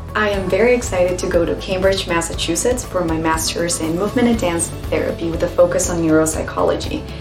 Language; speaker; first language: English; non-native, fluent; Spanish